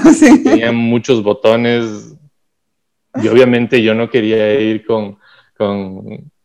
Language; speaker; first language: Spanish; native; Spanish